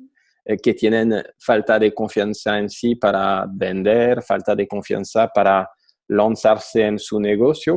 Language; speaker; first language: Spanish; non-native, fluent; French